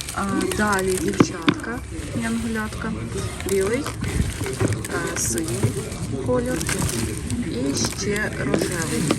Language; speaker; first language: Ukrainian; non-native, local second language; Russian